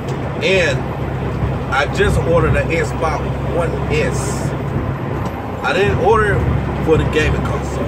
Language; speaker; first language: English; native; English